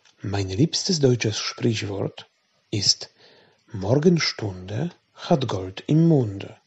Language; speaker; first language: German; non-native, fluent; Polish